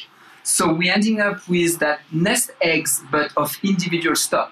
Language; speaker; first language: English; non-native, fluent; French